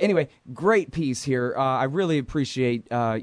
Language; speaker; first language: English; native; English